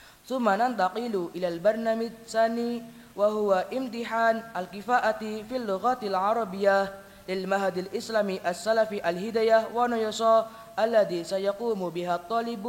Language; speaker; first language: Arabic; non-native, learner; Indonesian